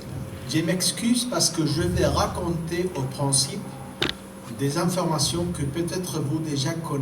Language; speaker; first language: French; non-native, fluent; Spanish